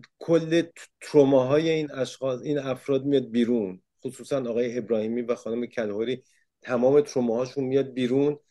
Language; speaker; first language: Persian; early bilingual, heritage; Persian